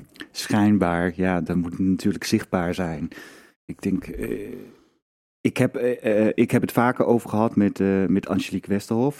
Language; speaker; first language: Dutch; non-native, fluent; Danish